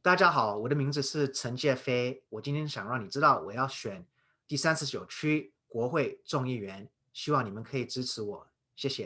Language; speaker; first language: Chinese; early bilingual, heritage; Chinese